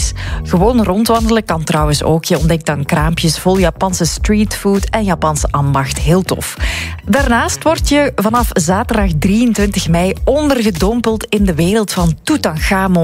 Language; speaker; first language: Dutch; native; Dutch